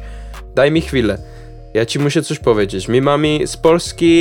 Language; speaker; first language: Polish; non-native, learner; Czech